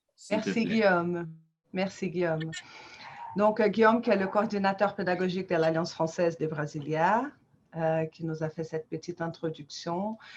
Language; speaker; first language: French; non-native, fluent; Portuguese